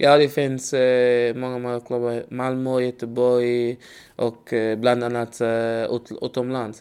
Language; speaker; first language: Swedish; non-native, learner; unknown